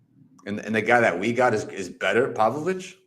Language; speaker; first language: English; native; English